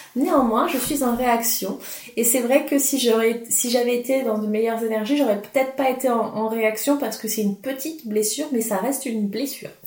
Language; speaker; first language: French; native; French